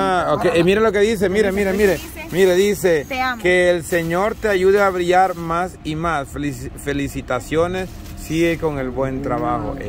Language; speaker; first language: Spanish; native; Spanish